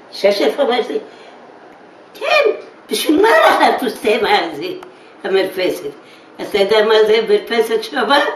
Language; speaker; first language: Hebrew; non-native, fluent; Yiddish